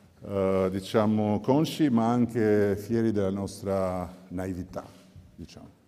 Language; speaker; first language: Italian; non-native, fluent; Albanian